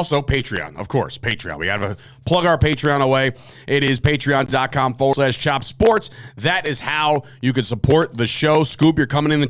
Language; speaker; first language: English; native; English